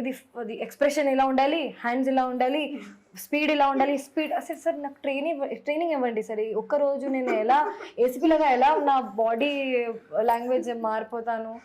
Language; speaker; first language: Telugu; non-native, learner; Hindi